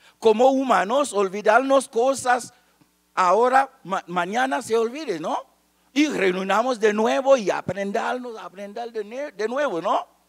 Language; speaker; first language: Spanish; non-native, fluent; Haitian Creole